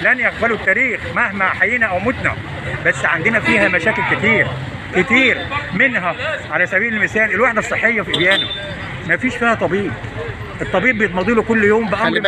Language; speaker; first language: Arabic; native; Arabic